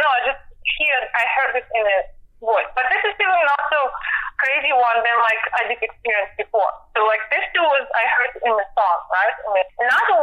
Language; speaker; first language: English; non-native, fluent; Russian